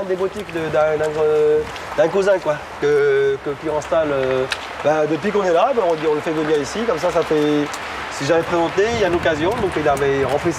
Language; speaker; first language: French; non-native, fluent; Chinese